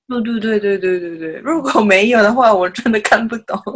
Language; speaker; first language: Chinese; non-native, learner; Japanese